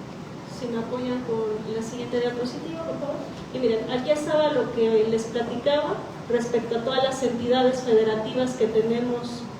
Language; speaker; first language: Spanish; native; Spanish